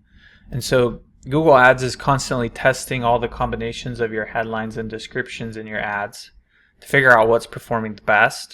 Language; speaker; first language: English; native; English